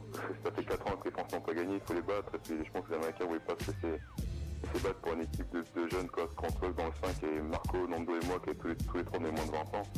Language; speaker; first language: French; native; French